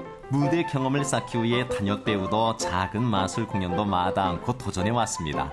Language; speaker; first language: Korean; native; Korean